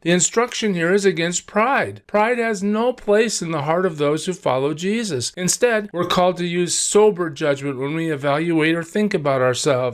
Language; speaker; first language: English; native; English